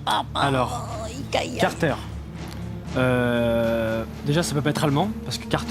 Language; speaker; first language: French; native; French